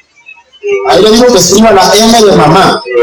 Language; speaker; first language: Spanish; native; Spanish